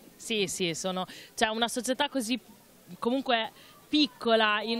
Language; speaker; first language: Italian; native; Italian